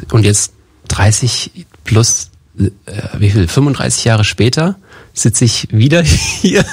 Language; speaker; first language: German; native; German